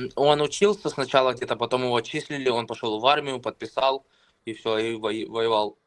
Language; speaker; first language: Russian; native; Russian